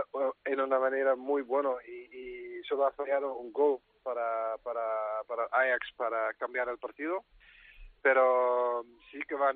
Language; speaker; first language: Spanish; non-native, fluent; Dutch